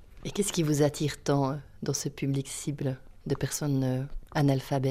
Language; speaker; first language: French; native; French